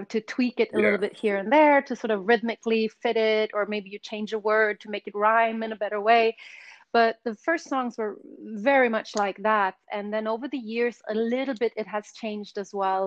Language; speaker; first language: English; non-native, fluent; Swedish